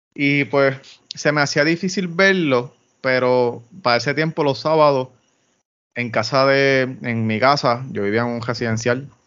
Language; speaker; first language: Spanish; native; Spanish